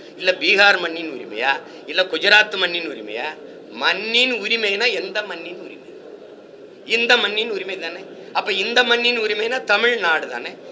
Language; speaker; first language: Tamil; native; Tamil